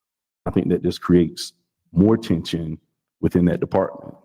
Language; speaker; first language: English; native; English